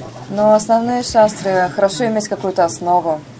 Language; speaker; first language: Russian; native; Russian